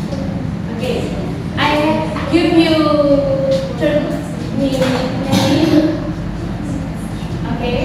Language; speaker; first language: English; non-native, learner; Indonesian